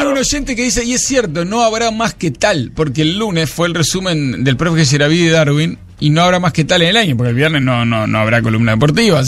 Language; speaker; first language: Spanish; native; Spanish